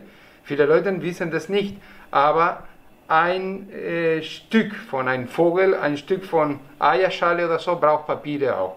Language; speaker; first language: German; non-native, learner; Spanish